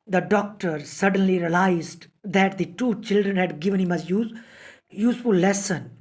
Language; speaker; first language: English; non-native, local second language; Punjabi